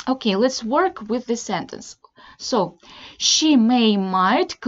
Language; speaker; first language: English; non-native, fluent; Russian